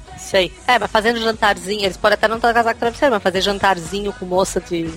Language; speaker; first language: Portuguese; native; Portuguese